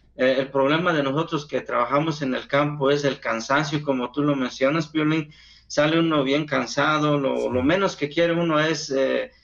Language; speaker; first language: Spanish; non-native, local second language; Zapotec